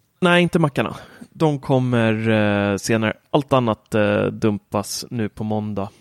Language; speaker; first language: Swedish; native; Swedish